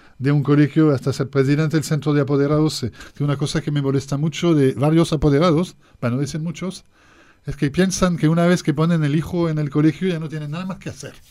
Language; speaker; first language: Spanish; non-native, fluent; French